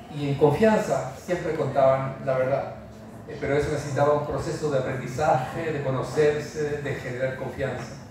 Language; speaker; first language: Spanish; native; Spanish